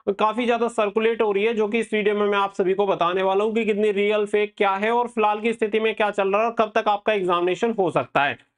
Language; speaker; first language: Hindi; native; Hindi